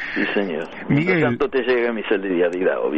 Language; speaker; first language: Spanish; native; Spanish